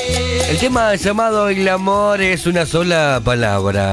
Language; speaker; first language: Spanish; native; Spanish